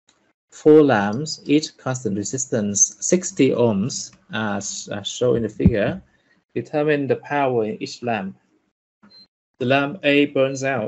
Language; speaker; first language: English; non-native, fluent; Vietnamese